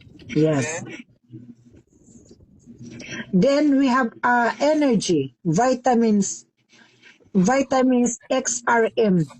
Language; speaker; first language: English; non-native, learner; Filipino